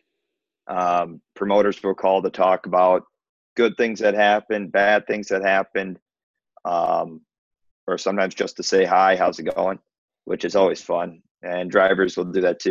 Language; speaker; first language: English; native; English